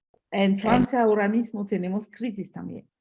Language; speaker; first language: Spanish; non-native, fluent; French